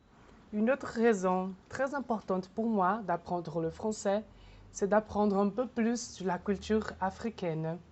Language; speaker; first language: French; non-native, fluent; Portuguese